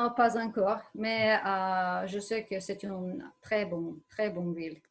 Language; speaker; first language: French; non-native, learner; Ukrainian